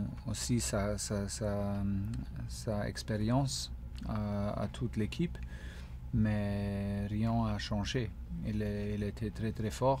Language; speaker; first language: French; non-native, fluent; German